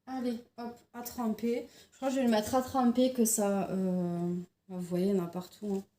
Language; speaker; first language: French; native; French